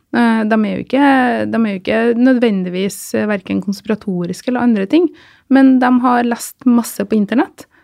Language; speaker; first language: Norwegian; native; Norwegian